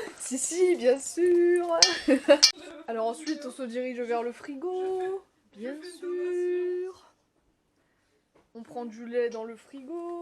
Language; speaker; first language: French; native; French